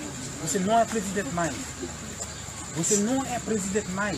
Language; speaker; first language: Portuguese; non-native, learner; Haitian Creole